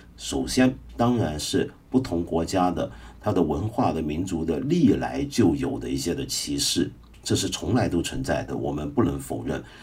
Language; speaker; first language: Chinese; non-native, local second language; Cantonese